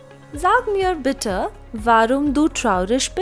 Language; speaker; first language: German; non-native, fluent; Hindi